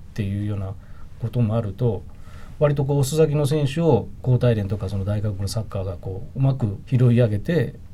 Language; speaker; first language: Japanese; native; Japanese